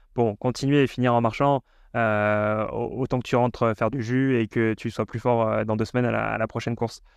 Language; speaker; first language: French; native; French